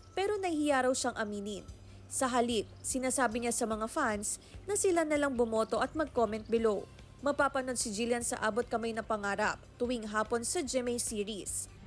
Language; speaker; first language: Filipino; native; Filipino